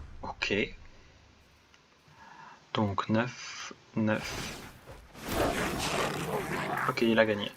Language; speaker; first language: French; native; French